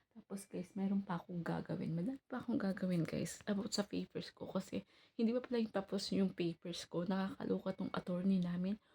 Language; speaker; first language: Filipino; native; Filipino